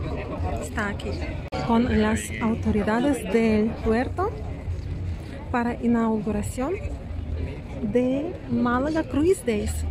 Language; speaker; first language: Spanish; native; Spanish